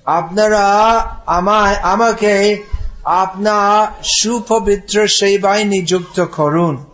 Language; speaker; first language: Bangla; non-native, fluent; English